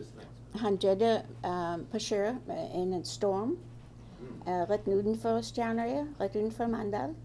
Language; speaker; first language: Norwegian; early bilingual, heritage; Norwegian